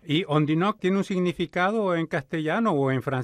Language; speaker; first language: Spanish; native; Spanish